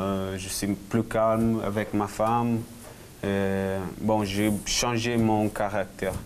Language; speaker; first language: French; non-native, learner; Portuguese